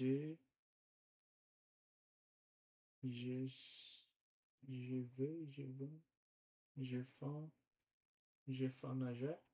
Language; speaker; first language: French; non-native, learner; Portuguese